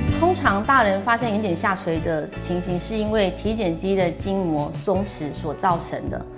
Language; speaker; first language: Chinese; native; Chinese